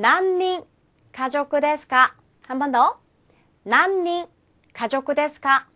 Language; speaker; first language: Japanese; non-native, fluent; Korean